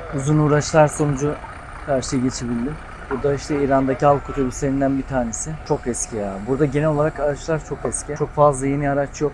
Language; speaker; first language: Turkish; non-native, local second language; Kurdish